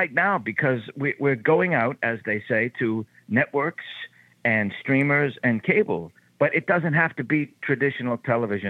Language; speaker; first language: English; native; English